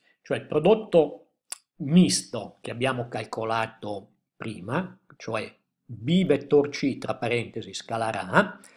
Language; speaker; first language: Italian; native; Italian